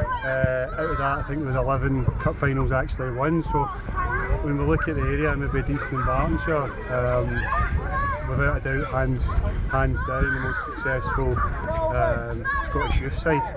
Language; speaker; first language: English; native; English